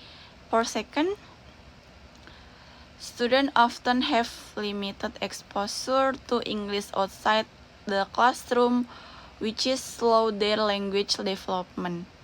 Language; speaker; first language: English; non-native, learner; Indonesian